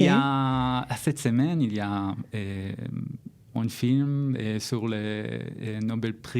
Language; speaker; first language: French; non-native, learner; Hebrew